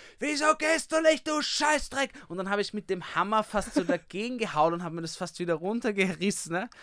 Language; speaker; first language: German; native; German